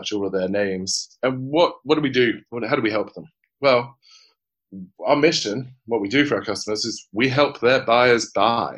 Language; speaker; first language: English; native; English